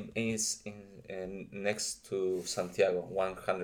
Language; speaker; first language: English; non-native, learner; Spanish